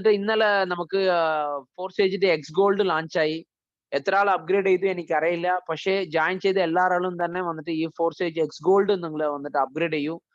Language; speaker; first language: Malayalam; early bilingual, heritage; Malayalam